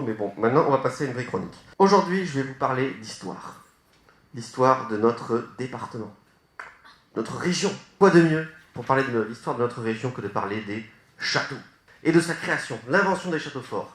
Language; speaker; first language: French; native; French